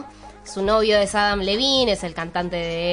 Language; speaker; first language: Spanish; native; Spanish